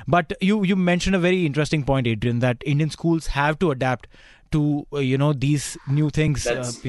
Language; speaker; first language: English; non-native, local second language; Hindi